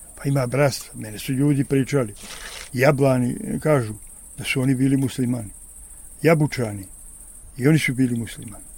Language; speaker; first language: Serbian; native; Serbian